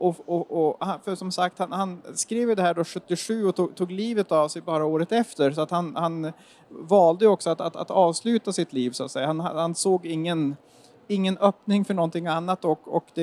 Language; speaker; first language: Swedish; native; Swedish